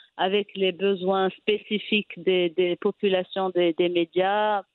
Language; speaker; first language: French; non-native, local second language; Arabic